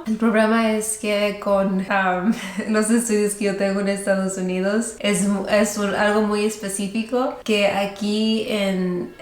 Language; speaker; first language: Spanish; early bilingual, heritage; Spanish